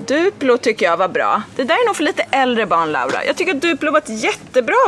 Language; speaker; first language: Swedish; native; Swedish